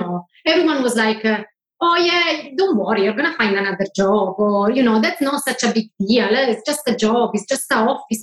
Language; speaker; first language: English; non-native, fluent; Italian